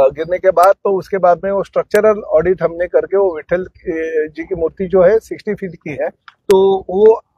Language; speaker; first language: Hindi; non-native, local second language; Marathi